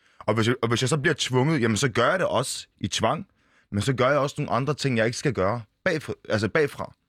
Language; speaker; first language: Danish; early bilingual, other home language; Arabic